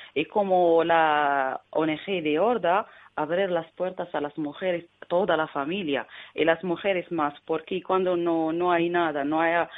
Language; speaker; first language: Spanish; non-native, learner; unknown